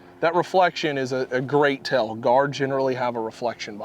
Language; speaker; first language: English; native; English